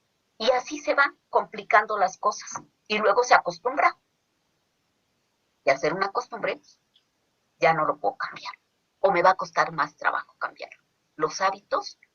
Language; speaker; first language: Spanish; native; Spanish